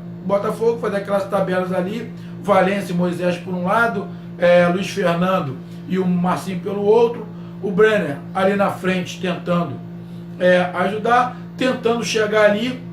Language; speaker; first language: Portuguese; native; Portuguese